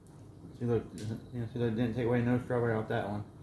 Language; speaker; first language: English; native; English